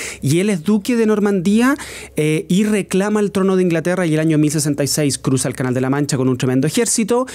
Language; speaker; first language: Spanish; native; Spanish